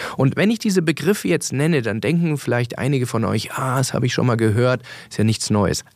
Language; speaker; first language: German; early bilingual, other home language; Danish